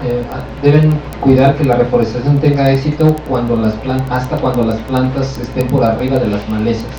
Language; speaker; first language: Spanish; native; Spanish